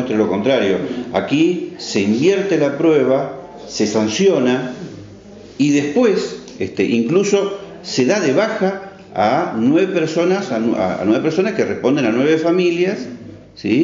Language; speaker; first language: Spanish; native; Spanish